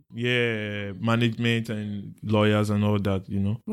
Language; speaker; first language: English; non-native, local second language; Bini